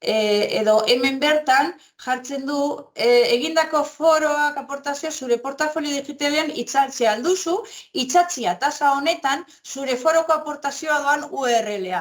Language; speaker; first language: Basque; native; Basque